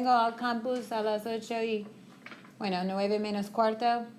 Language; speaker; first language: Spanish; non-native, fluent; English